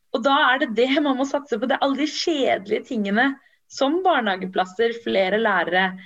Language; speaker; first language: Norwegian; early bilingual, other home language; Tamil